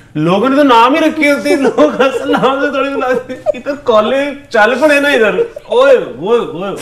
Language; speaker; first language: Urdu; native; Urdu